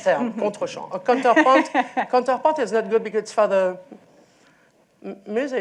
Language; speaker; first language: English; non-native, learner; French